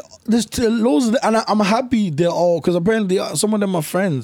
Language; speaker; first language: English; native; English